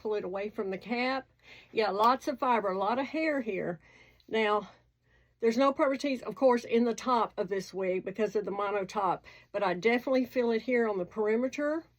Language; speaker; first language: English; native; English